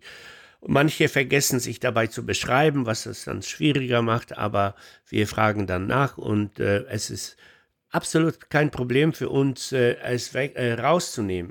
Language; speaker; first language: German; non-native, fluent; Polish